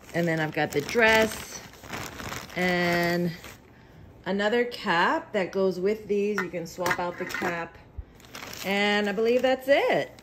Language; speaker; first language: English; native; English